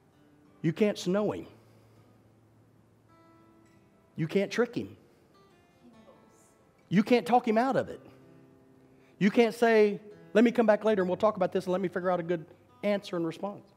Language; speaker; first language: English; native; English